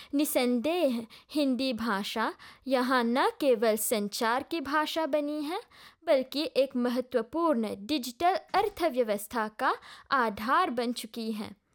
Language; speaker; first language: Hindi; non-native, local second language; Morisyen